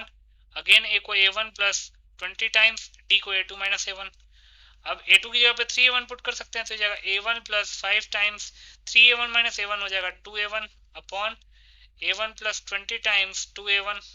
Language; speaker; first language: Hindi; native; Hindi